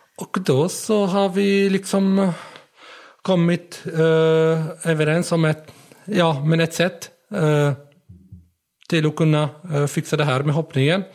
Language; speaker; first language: Swedish; non-native, fluent; Arabic